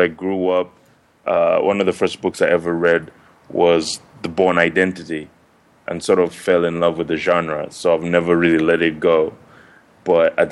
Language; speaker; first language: English; non-native, local second language; Ganda